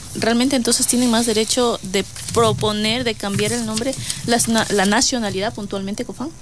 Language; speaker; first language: Spanish; native; Spanish